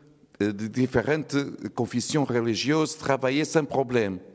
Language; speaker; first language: French; non-native, learner; Portuguese